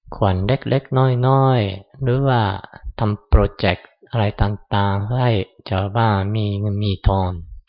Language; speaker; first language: Thai; non-native, fluent; Japanese